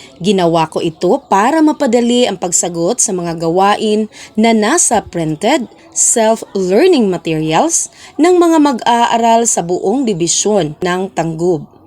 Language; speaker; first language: Filipino; non-native, local second language; Cebuano